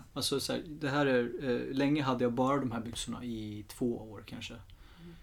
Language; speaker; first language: Swedish; early bilingual, other home language; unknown